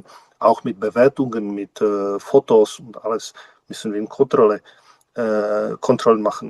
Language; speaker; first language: German; non-native, learner; Czech